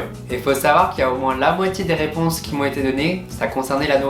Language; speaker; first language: French; native; French